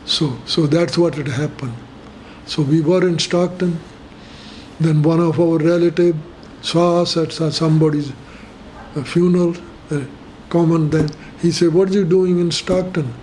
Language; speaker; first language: English; non-native, fluent; Punjabi